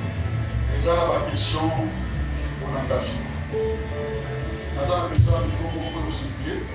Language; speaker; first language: French; non-native, local second language; Lingala